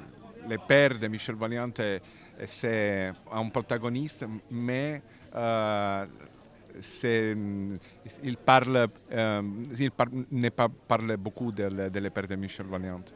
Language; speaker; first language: French; non-native, learner; Italian